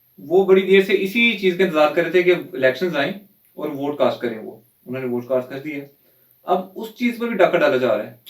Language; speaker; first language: Urdu; native; Urdu